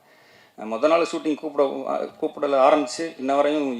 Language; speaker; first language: Tamil; native; Tamil